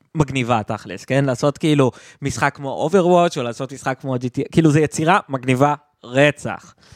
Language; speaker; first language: Hebrew; native; Hebrew